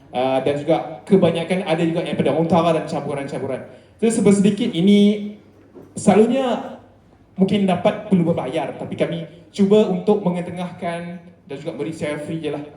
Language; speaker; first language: Malay; native; Malay